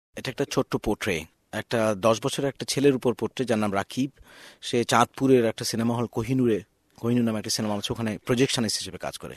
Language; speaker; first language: Bangla; native; Bangla